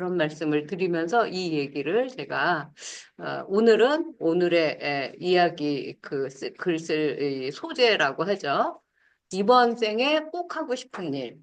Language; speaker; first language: Korean; native; Korean